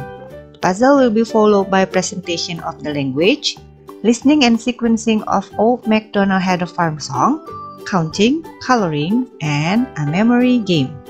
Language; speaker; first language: English; non-native, fluent; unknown